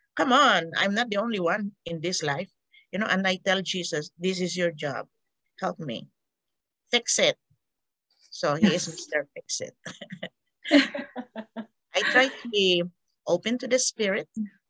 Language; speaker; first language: English; non-native, local second language; Hiligaynon